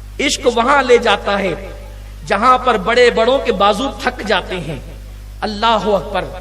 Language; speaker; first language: Urdu; native; Urdu